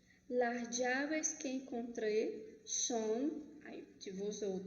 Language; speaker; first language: Spanish; non-native, fluent; Portuguese